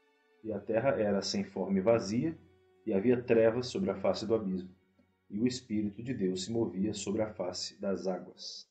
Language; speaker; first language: Portuguese; native; Portuguese